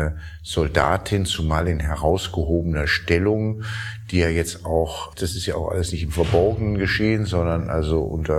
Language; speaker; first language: German; native; German